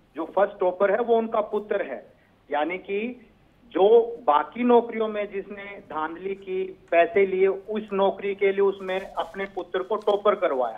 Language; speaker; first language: Hindi; native; Hindi